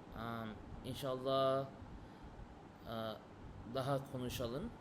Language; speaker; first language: Turkish; non-native, learner; English